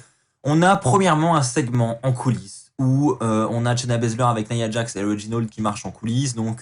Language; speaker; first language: French; native; French